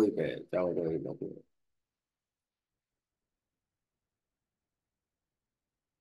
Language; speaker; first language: Vietnamese; non-native, learner; Korean